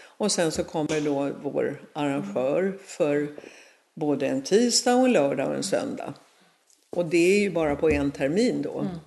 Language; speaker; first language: Swedish; native; Swedish